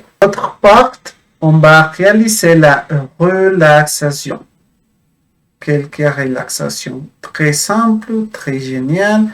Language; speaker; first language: French; non-native, fluent; Spanish